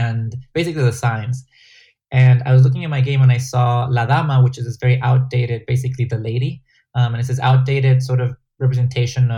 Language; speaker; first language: English; non-native, fluent; Spanish